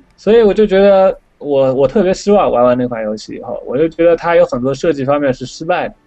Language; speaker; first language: Chinese; native; Chinese